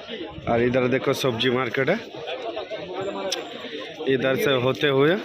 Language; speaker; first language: Hindi; non-native, local second language; Bangla